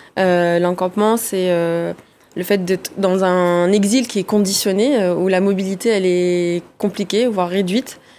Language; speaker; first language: French; early bilingual, other home language; Arabic